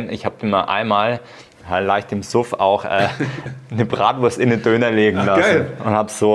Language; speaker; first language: German; native; German